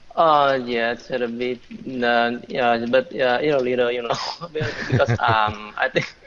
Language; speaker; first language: English; non-native, learner; Vietnamese